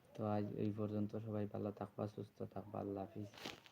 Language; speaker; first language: Bangla; non-native, local second language; Sylheti